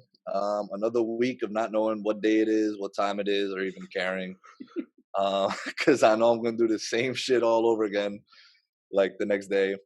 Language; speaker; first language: English; native; English